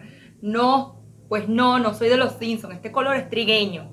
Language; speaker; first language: Spanish; native; Spanish